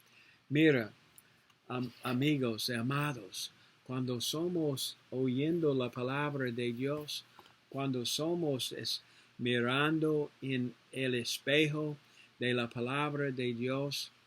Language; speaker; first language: Spanish; non-native, learner; English